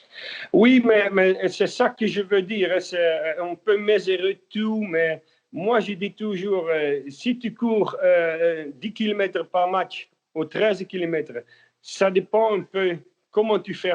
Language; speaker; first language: French; non-native, learner; Dutch